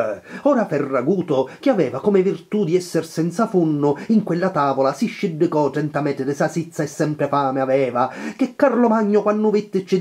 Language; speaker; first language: Italian; native; Italian